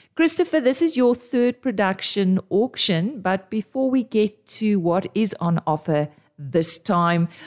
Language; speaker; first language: English; non-native, local second language; Afrikaans